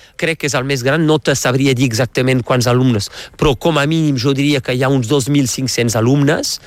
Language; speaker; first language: Catalan; non-native, local second language; French